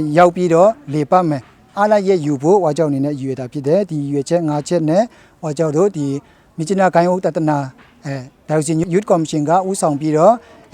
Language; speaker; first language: Burmese; non-native, local second language; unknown